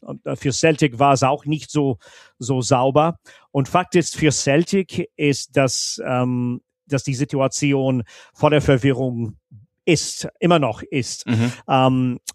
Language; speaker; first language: German; non-native, fluent; English